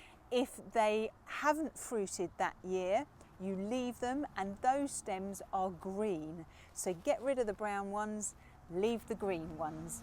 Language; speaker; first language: English; native; English